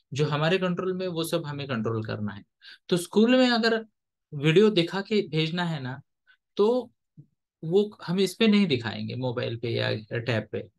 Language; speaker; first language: Hindi; non-native, local second language; Marathi